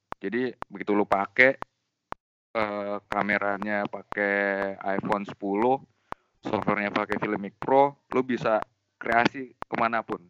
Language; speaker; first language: Indonesian; native; Indonesian